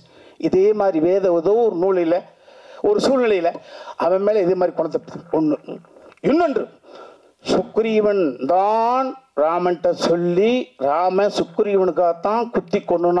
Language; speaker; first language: Tamil; native; Tamil